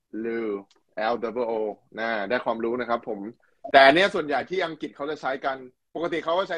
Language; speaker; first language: Thai; native; Thai